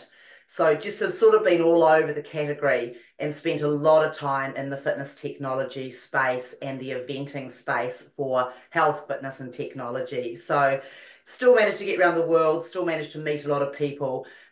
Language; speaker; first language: English; native; English